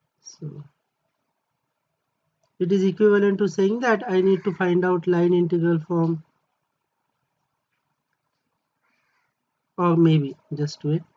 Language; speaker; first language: English; non-native, local second language; Marathi